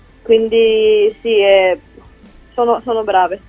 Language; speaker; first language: Italian; non-native, learner; Slovenian